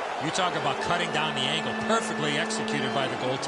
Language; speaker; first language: English; native; English